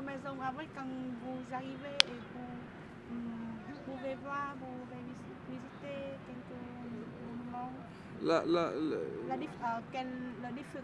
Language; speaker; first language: French; non-native, learner; Vietnamese